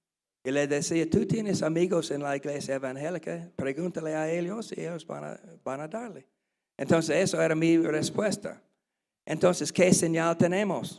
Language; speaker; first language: Spanish; non-native, learner; English